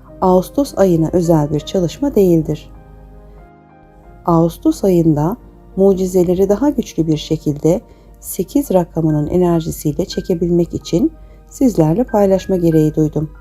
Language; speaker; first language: Turkish; native; Turkish